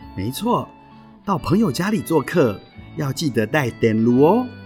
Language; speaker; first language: Chinese; non-native, local second language; Hakka Chinese